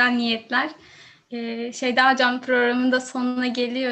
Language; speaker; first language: Turkish; native; Turkish